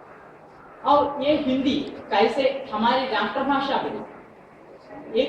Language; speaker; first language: Hindi; non-native, local second language; Malayalam